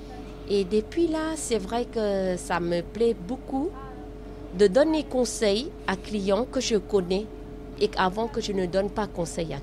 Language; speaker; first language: French; non-native, learner; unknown